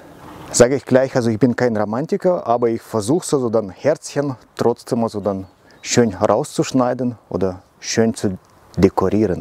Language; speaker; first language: German; non-native, learner; Russian